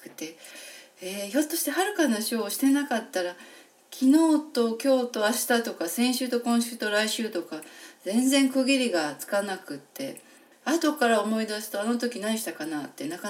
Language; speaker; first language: Japanese; native; Japanese